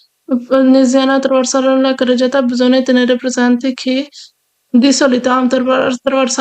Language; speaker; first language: Italian; non-native, fluent; Urdu